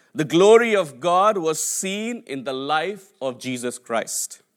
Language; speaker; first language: English; non-native, local second language; Telugu